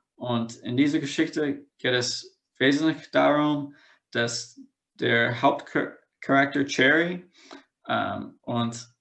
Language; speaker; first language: German; non-native, fluent; English